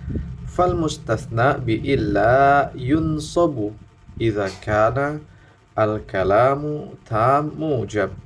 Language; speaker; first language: Arabic; non-native, fluent; Indonesian